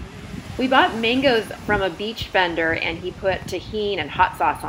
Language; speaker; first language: English; native; English